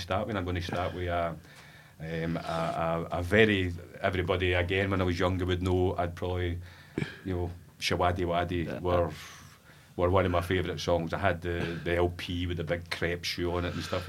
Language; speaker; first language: English; native; English